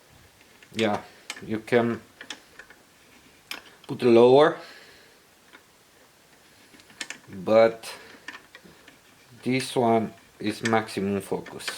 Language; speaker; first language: English; non-native, learner; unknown